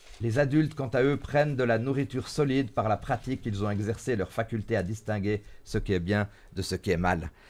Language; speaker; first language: French; native; French